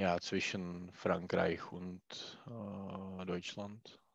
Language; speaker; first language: German; non-native, learner; Czech